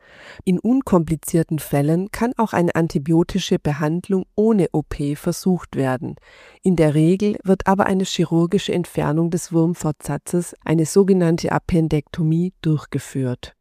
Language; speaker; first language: German; native; German